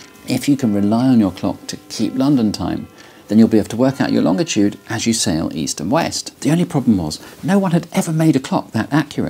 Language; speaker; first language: English; native; English